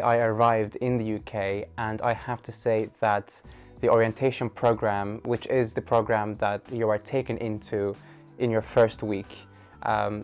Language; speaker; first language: English; non-native, fluent; Turkish